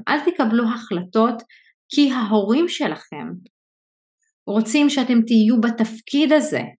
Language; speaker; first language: Hebrew; non-native, local second language; Arabic